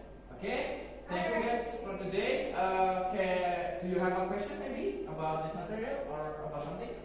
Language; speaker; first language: English; non-native, fluent; Indonesian